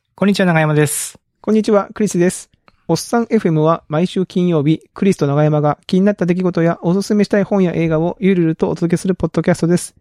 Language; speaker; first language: Japanese; native; Japanese